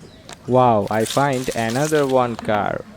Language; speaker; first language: English; non-native, learner; Indonesian